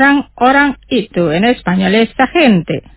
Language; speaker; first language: Spanish; non-native, fluent; Indonesian